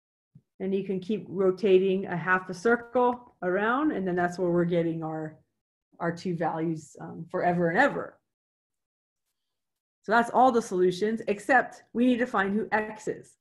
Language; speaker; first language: English; native; English